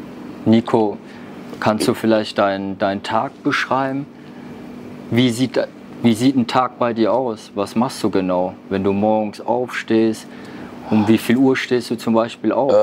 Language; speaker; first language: German; native; German